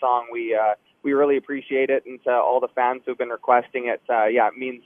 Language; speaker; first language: English; native; English